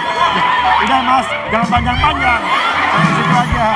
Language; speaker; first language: Indonesian; native; Indonesian